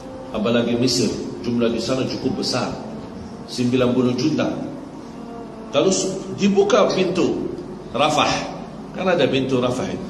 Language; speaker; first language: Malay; non-native, fluent; Arabic